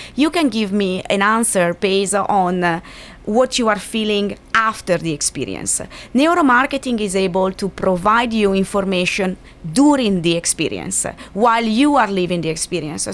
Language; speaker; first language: English; non-native, fluent; Italian